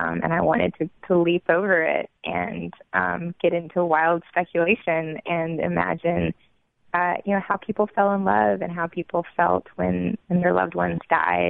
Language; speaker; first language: English; native; English